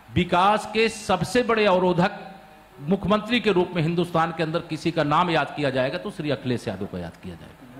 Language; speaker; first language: Hindi; native; Hindi